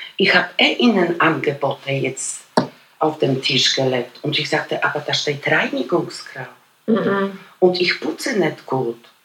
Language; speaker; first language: German; non-native, fluent; Polish